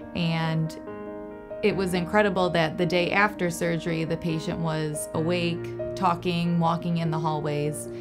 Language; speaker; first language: English; native; English